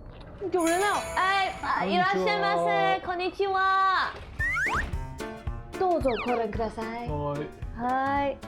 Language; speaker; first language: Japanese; non-native, learner; Chinese